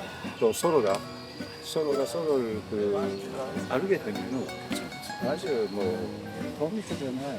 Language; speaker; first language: Korean; non-native, fluent; Japanese